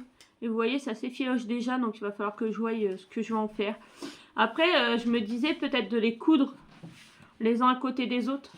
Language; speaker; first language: French; native; French